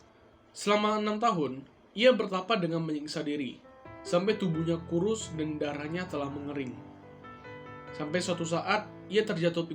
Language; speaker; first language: Indonesian; native; Indonesian